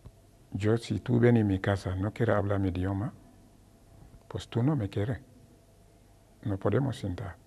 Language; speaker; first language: Spanish; non-native, learner; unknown